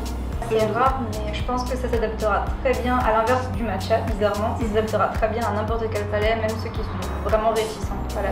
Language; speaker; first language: French; native; French